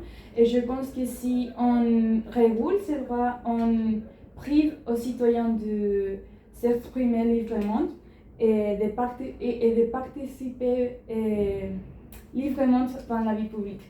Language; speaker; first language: French; non-native, learner; Spanish